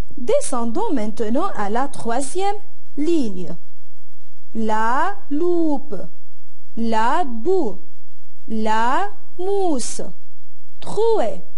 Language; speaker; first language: French; non-native, local second language; Arabic